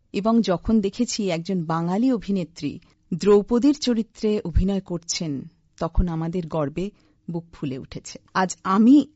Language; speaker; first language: Bangla; native; Bangla